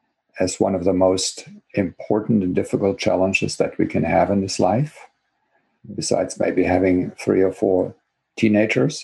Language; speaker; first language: English; non-native, fluent; German